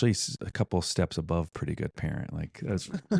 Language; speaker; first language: English; native; English